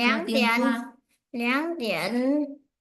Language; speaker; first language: Chinese; non-native, learner; Vietnamese